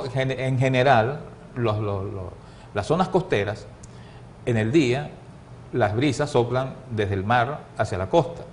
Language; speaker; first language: Spanish; native; Spanish